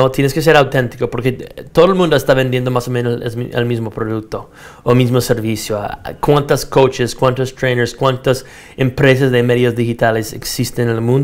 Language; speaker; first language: Spanish; non-native, fluent; English